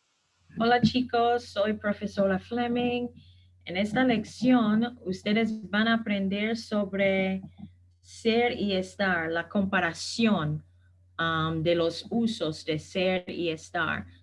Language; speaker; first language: Spanish; non-native, fluent; English